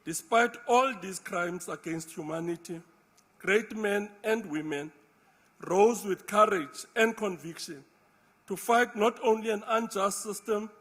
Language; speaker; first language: English; non-native, local second language; Afrikaans